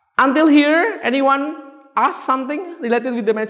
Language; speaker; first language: English; non-native, fluent; Indonesian